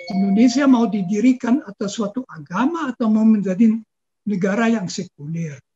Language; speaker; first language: Indonesian; non-native, fluent; German